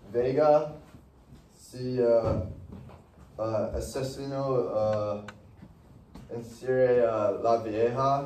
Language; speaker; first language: Spanish; non-native, learner; English